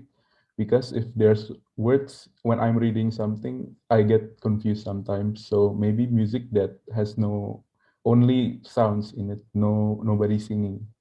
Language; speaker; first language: English; non-native, learner; Indonesian